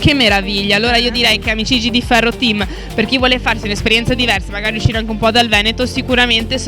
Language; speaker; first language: Italian; native; Italian